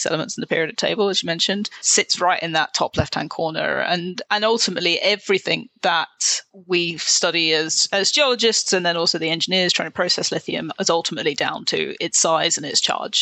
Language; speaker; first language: English; native; English